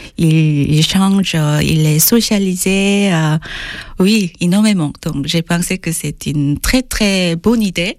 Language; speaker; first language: French; non-native, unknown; Korean